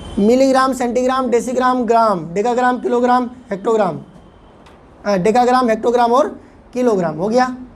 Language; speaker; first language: Hindi; native; Hindi